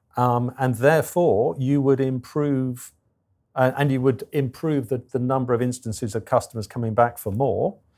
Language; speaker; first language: English; native; English